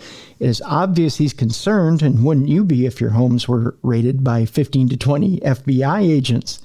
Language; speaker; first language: English; native; English